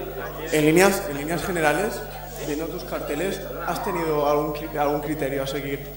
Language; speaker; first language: Spanish; native; Spanish